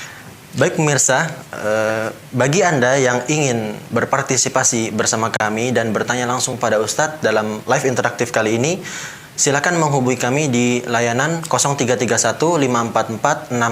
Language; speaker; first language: Indonesian; native; Indonesian